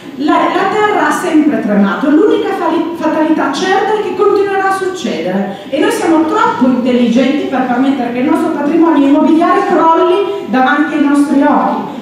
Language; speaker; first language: Italian; native; Italian